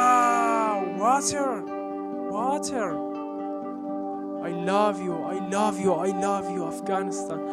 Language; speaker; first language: English; non-native, learner; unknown